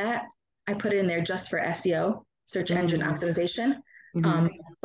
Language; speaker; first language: English; native; English